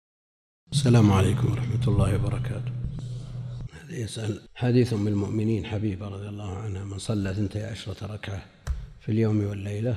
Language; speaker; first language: Arabic; native; Arabic